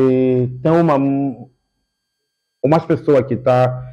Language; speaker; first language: Portuguese; non-native, learner; Lingala